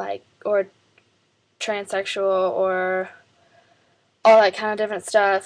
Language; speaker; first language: English; native; English